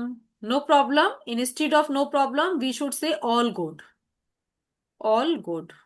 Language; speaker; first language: English; non-native, learner; Hindi